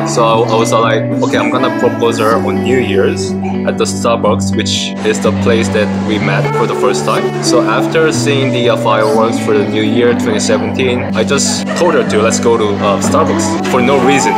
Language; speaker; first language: English; non-native, fluent; Korean